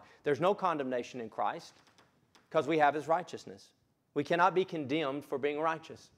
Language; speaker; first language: English; native; English